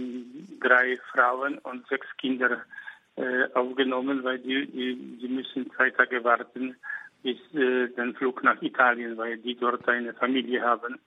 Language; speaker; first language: German; non-native, fluent; Polish